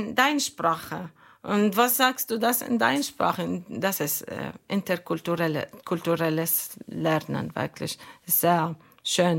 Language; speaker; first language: German; non-native, learner; Arabic